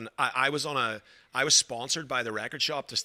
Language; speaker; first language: English; native; English